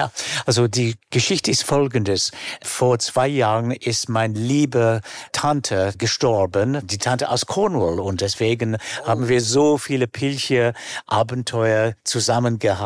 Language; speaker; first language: German; non-native, fluent; English